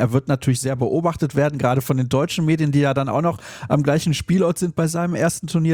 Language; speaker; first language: German; native; German